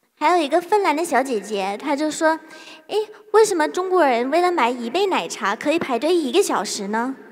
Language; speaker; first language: Chinese; non-native, fluent; English